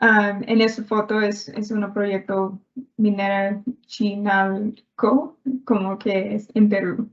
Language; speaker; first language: Spanish; non-native, learner; English